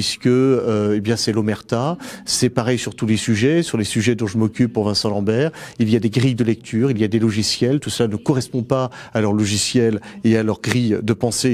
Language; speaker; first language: French; native; French